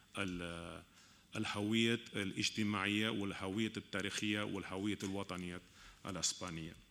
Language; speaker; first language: Arabic; non-native, fluent; Catalan